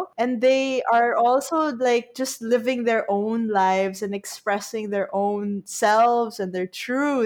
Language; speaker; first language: English; non-native, local second language; Filipino